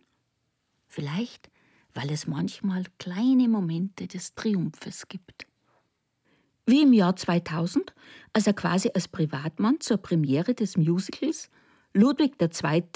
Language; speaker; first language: German; native; German